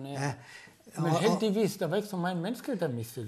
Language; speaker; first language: Danish; non-native, fluent; Arabic